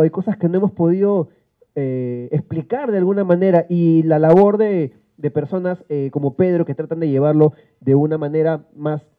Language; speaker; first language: Spanish; native; Spanish